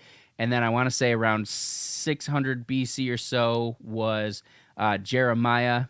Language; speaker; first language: English; native; English